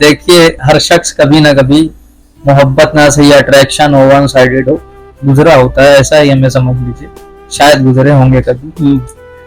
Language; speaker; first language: Hindi; native; Hindi